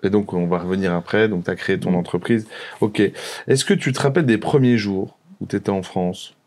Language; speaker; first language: French; native; French